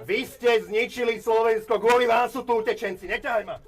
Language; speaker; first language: Slovak; native; Slovak